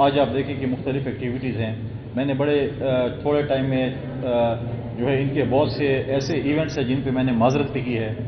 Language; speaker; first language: Urdu; non-native, local second language; Saraiki